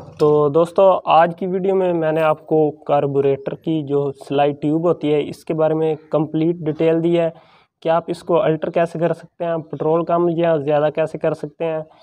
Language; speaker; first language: Urdu; non-native, local second language; Punjabi